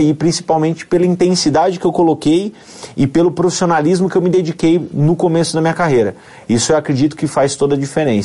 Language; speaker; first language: Portuguese; native; Portuguese